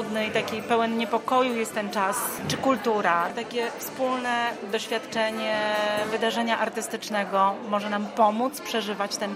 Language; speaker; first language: Polish; native; Polish